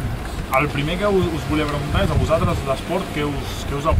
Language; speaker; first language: Catalan; native; Catalan